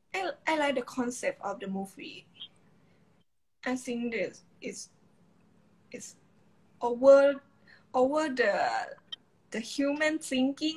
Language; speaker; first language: English; non-native, learner; Thai